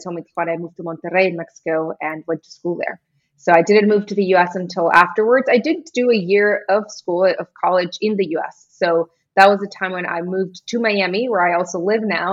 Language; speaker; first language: English; non-native, fluent; Spanish